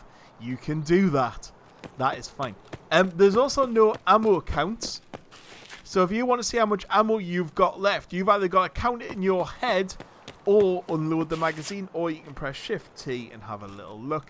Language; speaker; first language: English; native; English